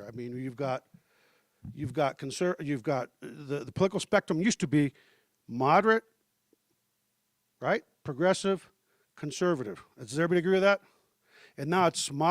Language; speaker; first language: English; early bilingual, heritage; Spanish